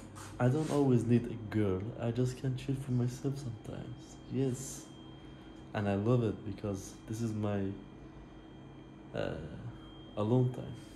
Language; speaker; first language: English; non-native, fluent; Persian